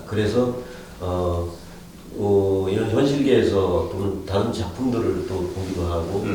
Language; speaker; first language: Korean; native; Korean